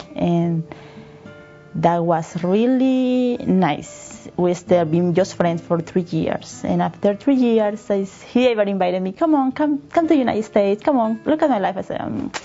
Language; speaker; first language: English; non-native, learner; Spanish